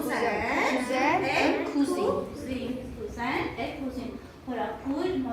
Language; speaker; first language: French; non-native, fluent; Armenian